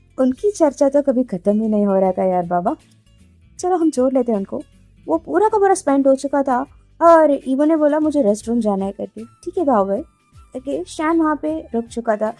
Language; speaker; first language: Hindi; non-native, local second language; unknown